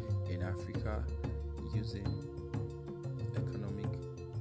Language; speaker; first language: English; non-native, local second language; Yoruba